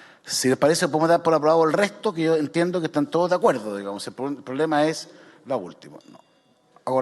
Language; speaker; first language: Spanish; native; Spanish